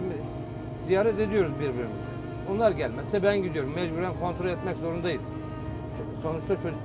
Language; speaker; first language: Turkish; native; Turkish